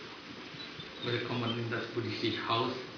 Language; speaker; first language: German; non-native, fluent; Sinhala